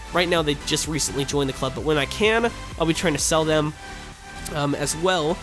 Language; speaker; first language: English; native; English